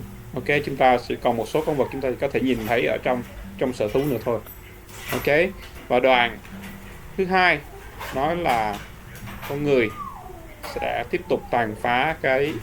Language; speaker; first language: Vietnamese; native; Vietnamese